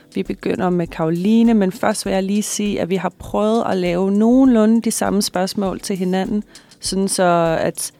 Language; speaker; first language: Danish; native; Danish